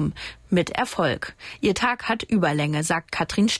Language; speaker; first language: German; native; German